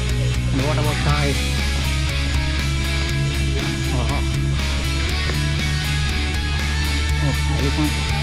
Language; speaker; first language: English; non-native, learner; Hindi